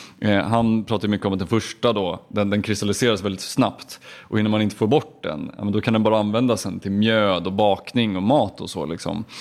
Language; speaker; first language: Swedish; native; Swedish